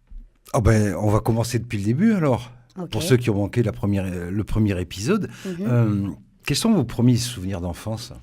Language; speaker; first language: French; native; French